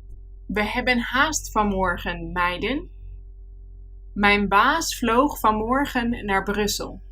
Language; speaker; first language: Dutch; non-native, fluent; Spanish